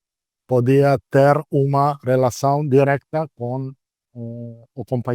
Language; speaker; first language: Portuguese; non-native, learner; Italian